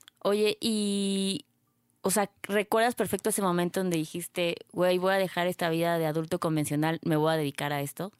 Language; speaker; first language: Spanish; native; Spanish